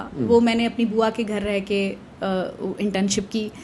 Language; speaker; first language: Hindi; native; Hindi